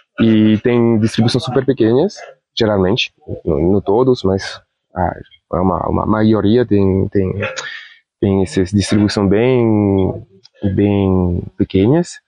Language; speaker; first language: Portuguese; non-native, fluent; Spanish